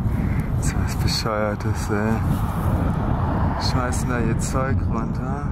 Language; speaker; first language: German; native; German